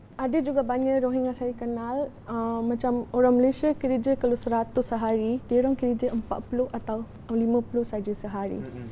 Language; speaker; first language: Malay; early bilingual, other home language; Rohingya